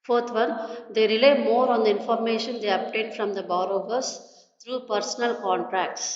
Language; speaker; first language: English; non-native, local second language; Telugu